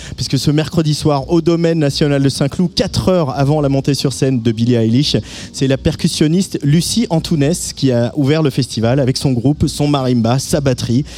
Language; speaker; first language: French; native; French